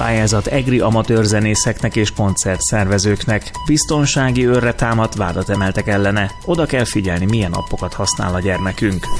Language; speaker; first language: Hungarian; native; Hungarian